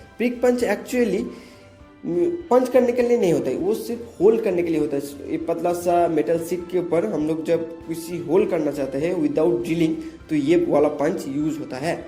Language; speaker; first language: Hindi; non-native, local second language; Bangla